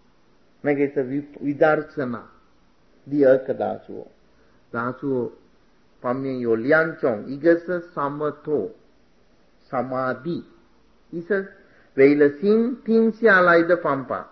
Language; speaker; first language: Chinese; non-native, fluent; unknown